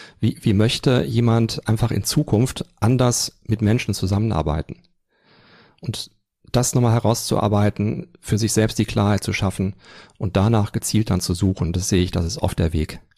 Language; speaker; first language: German; native; German